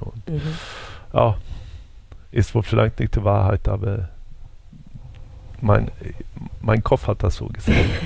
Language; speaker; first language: German; non-native, fluent; Swedish